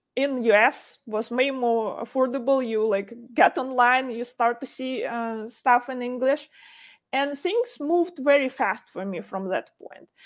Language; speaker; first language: English; non-native, fluent; Ukrainian